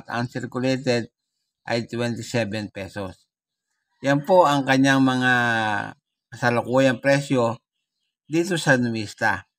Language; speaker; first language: Filipino; native; Filipino